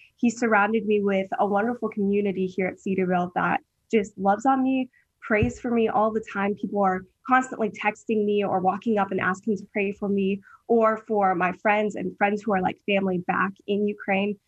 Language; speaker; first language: English; early bilingual, heritage; English